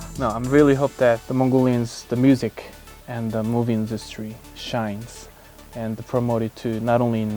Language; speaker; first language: English; non-native, fluent; Korean